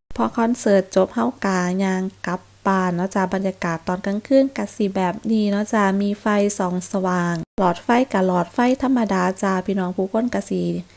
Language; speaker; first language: Thai; native; Thai